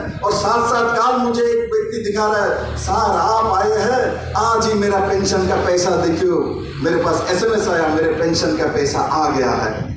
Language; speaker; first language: Hindi; non-native, local second language; Bangla